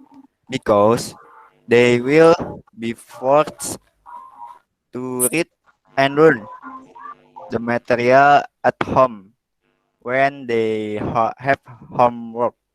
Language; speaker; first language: English; non-native, learner; Indonesian